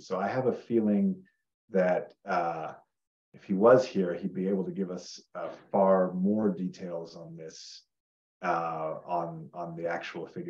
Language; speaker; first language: English; native; English